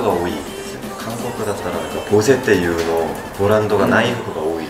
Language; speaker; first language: Japanese; non-native, learner; Korean